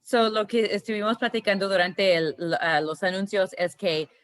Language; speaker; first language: Spanish; early bilingual, heritage; Spanish